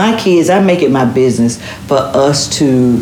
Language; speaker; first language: English; native; English